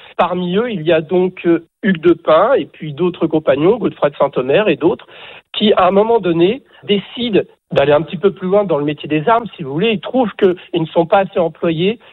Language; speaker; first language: French; native; French